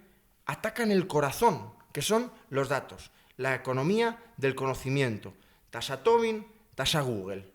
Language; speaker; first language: Spanish; native; Spanish